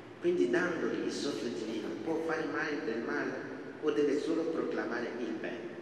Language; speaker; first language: Italian; non-native, fluent; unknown